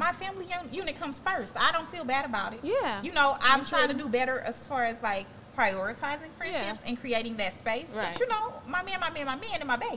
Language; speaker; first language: English; native; English